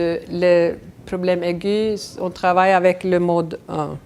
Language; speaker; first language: French; non-native, fluent; Swedish